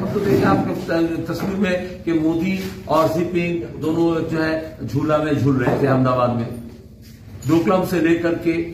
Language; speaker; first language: Hindi; non-native, local second language; Bangla